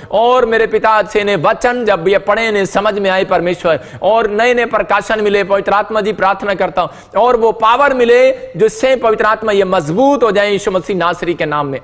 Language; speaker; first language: Hindi; non-native, local second language; Punjabi